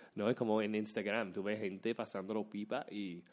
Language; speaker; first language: Spanish; non-native, fluent; English